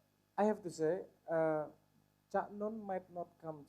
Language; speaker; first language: English; non-native, fluent; Indonesian